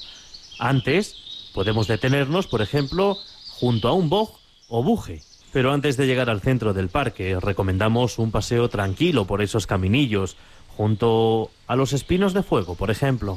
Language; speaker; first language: Spanish; native; Spanish